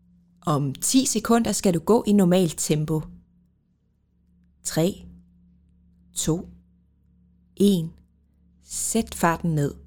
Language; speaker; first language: Danish; native; Danish